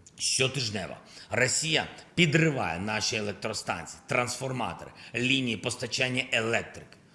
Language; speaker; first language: Ukrainian; non-native, local second language; Russian